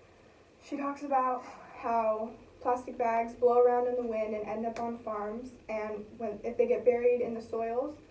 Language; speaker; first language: English; native; English